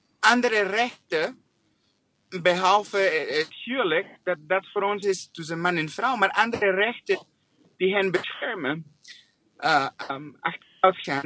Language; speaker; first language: Dutch; non-native, fluent; English